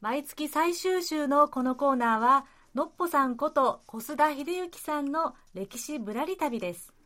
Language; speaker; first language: Japanese; native; Japanese